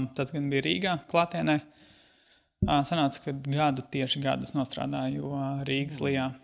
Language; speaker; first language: Latvian; native; Latvian